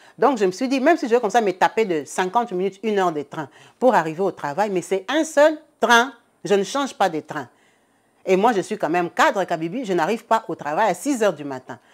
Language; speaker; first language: French; non-native, local second language; Lingala